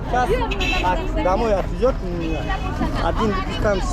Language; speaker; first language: Russian; non-native, local second language; Tajik